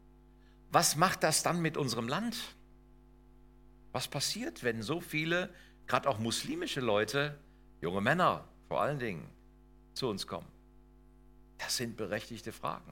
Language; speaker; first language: German; native; German